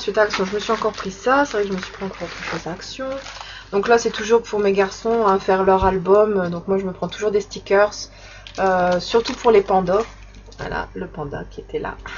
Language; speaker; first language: French; native; French